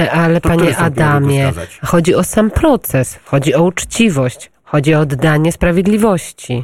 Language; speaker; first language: Polish; native; Polish